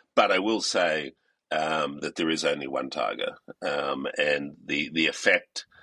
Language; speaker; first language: English; native; English